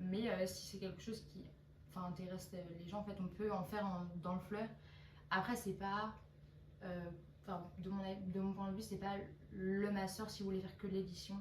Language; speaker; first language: French; native; French